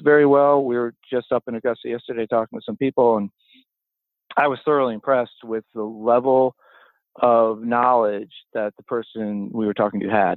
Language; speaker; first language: English; native; English